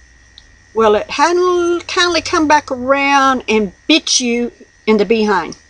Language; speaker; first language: English; native; English